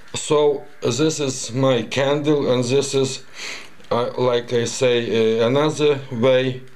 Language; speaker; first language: English; non-native, learner; Ukrainian